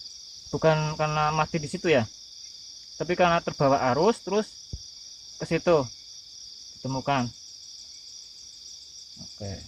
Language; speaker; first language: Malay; non-native, local second language; Javanese